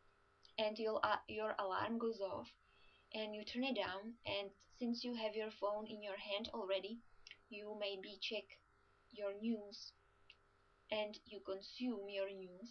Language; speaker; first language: English; non-native, fluent; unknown